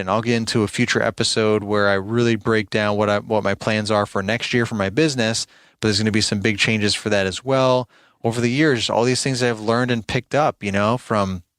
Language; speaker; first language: English; native; English